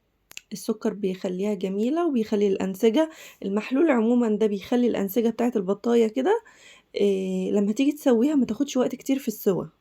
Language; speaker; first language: Arabic; native; Arabic